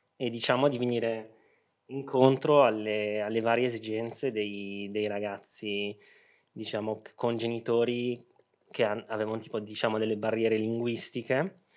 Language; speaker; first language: Italian; early bilingual, other home language; Arabic